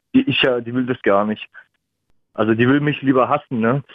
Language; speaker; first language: German; early bilingual, other home language; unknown